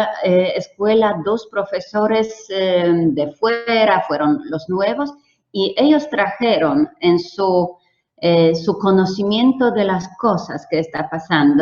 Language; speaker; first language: Spanish; non-native, fluent; Polish